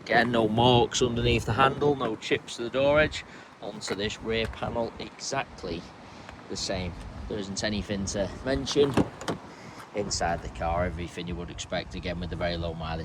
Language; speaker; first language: English; native; English